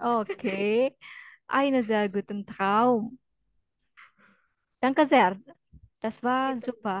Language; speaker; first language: German; non-native, fluent; Indonesian